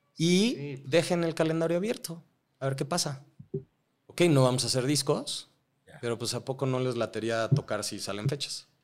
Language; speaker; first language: Spanish; native; Spanish